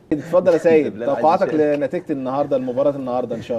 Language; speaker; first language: Arabic; native; Arabic